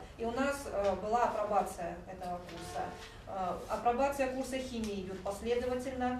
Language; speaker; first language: Russian; native; Russian